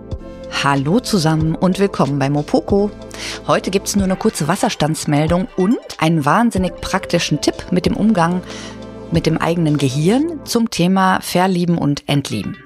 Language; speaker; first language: German; native; German